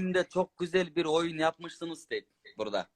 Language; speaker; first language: Turkish; non-native, learner; Kyrgyz